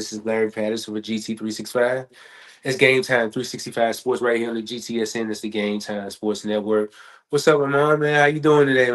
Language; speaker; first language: English; native; English